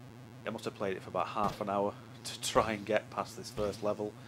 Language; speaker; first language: English; native; English